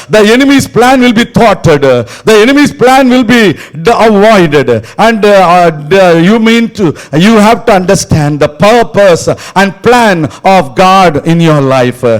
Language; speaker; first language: English; non-native, local second language; Tamil